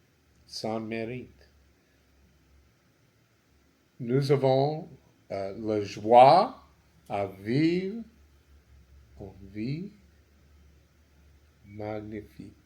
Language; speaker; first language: French; non-native, learner; English